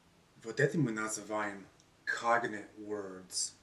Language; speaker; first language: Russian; non-native, learner; English